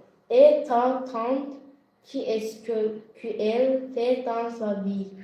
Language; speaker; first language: French; non-native, learner; Azerbaijani